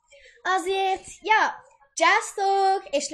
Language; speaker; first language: Hungarian; early bilingual, heritage; Hungarian